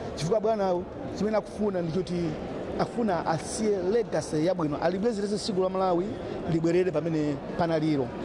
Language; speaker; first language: Nyanja; native; Nyanja